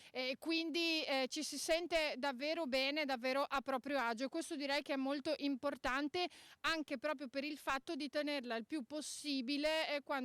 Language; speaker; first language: Italian; native; Italian